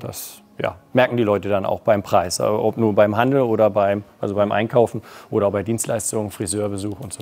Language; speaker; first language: German; native; German